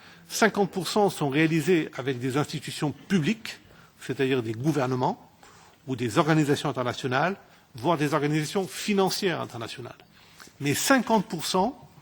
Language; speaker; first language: French; non-native, local second language; Arabic